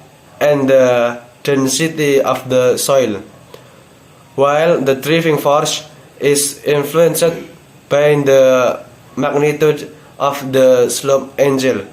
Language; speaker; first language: English; non-native, learner; Indonesian